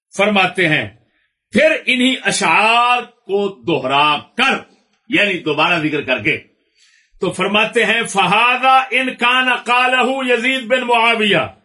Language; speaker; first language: Urdu; non-native, local second language; Punjabi